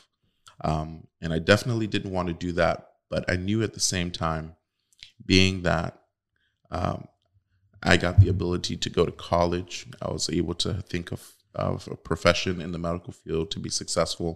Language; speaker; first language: English; native; English